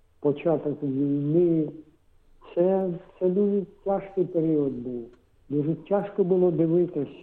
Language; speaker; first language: Ukrainian; non-native, local second language; Russian